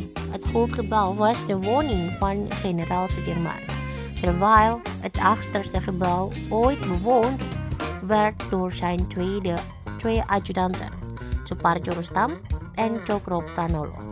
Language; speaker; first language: Dutch; non-native, fluent; Indonesian